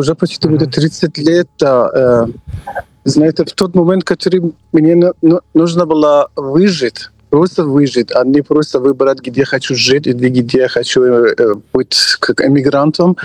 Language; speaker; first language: Ukrainian; non-native, fluent; Persian